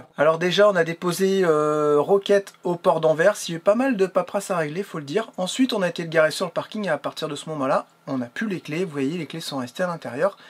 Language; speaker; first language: French; native; French